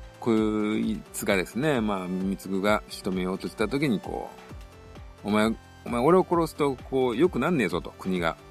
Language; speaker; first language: Japanese; native; Japanese